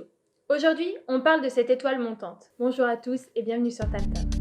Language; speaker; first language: French; native; French